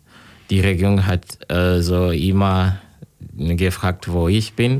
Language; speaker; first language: German; non-native, learner; Kinyarwanda